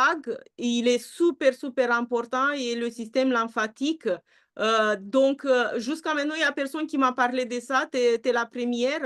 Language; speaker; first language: French; non-native, fluent; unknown